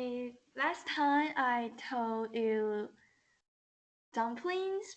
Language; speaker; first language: English; non-native, learner; Chinese